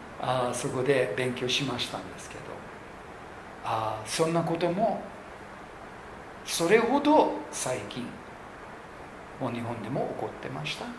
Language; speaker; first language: Japanese; non-native, local second language; English